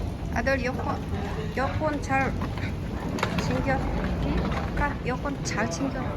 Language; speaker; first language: Korean; non-native, learner; Filipino